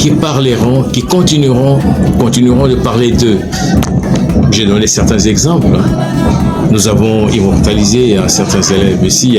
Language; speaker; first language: French; non-native, local second language; Luba-Lulua